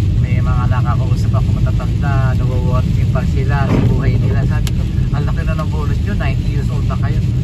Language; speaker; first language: Filipino; native; Filipino